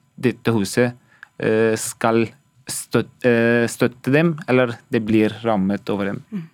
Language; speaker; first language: Norwegian; non-native, learner; Arabic